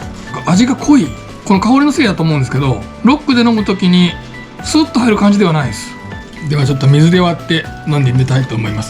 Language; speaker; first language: Japanese; native; Japanese